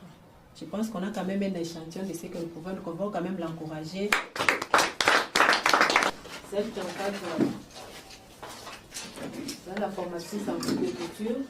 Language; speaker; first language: French; native; French